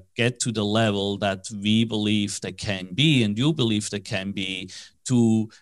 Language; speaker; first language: English; non-native, fluent; German